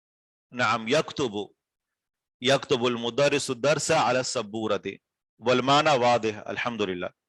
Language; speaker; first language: Arabic; non-native, fluent; Urdu